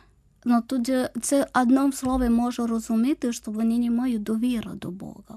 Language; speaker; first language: Ukrainian; non-native, learner; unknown